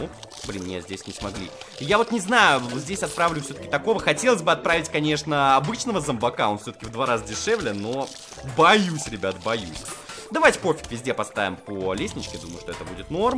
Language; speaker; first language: Russian; native; Russian